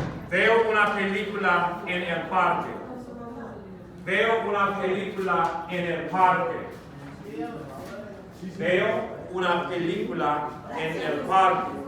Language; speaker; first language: Spanish; non-native, fluent; English